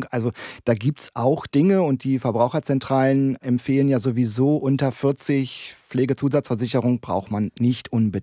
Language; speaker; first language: German; native; German